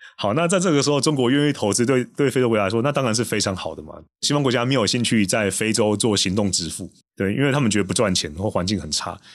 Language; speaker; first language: Chinese; native; Chinese